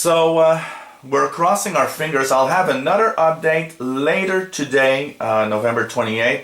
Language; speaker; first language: English; non-native, local second language; French